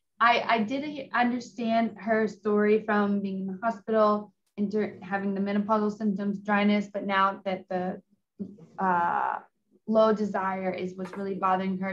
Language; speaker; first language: English; early bilingual, other home language; Spanish